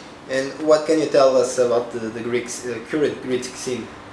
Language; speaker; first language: English; non-native, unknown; Portuguese